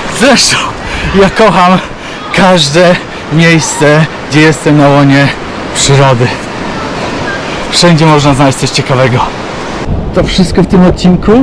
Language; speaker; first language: Polish; native; Polish